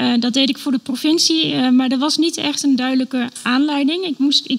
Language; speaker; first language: Dutch; native; Dutch